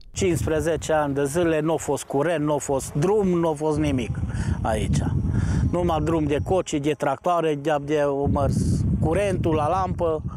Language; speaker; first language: Romanian; non-native, local second language; Slovak